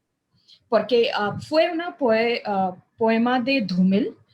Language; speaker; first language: Spanish; non-native, learner; Hindi